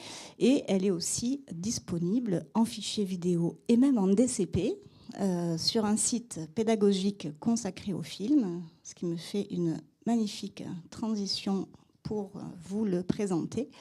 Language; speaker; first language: French; native; French